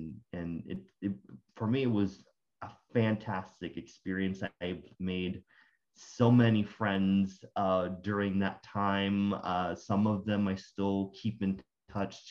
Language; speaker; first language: English; non-native, fluent; Spanish